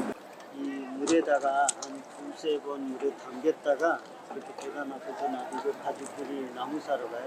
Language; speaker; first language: Korean; non-native, fluent; Hindi